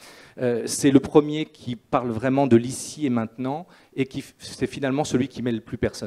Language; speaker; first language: French; native; French